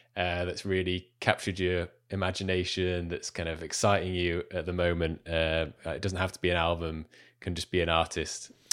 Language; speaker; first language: English; native; English